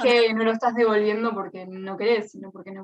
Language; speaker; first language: Spanish; native; Spanish